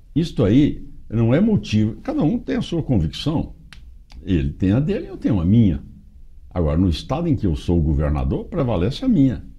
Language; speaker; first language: Portuguese; native; Portuguese